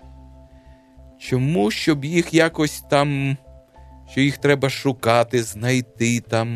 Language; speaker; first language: Ukrainian; native; Ukrainian